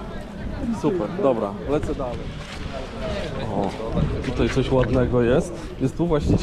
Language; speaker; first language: Polish; native; Polish